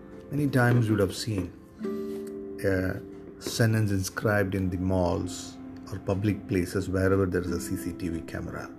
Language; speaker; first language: English; non-native, local second language; Tamil